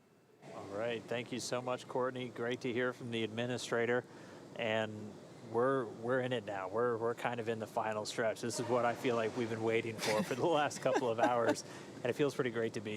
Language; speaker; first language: English; native; English